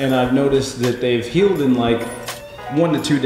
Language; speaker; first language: English; native; English